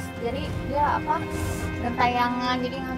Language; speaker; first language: Indonesian; native; Indonesian